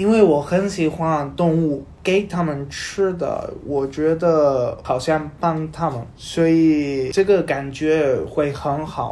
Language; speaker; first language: Chinese; non-native, learner; Spanish